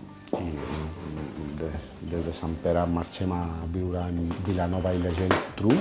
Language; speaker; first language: Catalan; non-native, fluent; Bangla